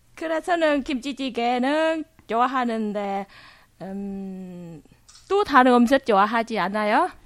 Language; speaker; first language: Korean; non-native, learner; Vietnamese